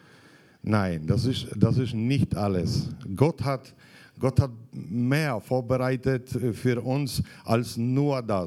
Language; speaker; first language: German; non-native, fluent; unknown